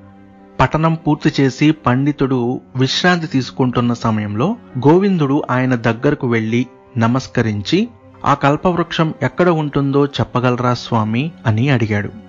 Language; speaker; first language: Telugu; native; Telugu